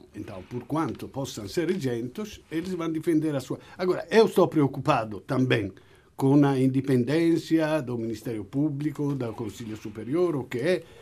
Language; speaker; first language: Portuguese; non-native, fluent; Italian